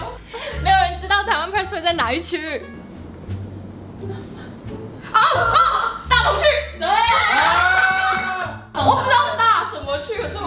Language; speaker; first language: Chinese; native; Chinese